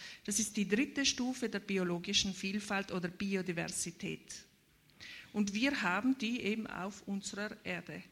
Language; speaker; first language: German; native; German